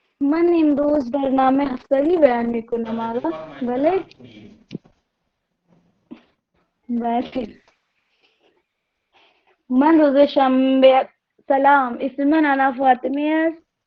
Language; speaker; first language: Persian; non-native, learner; Urdu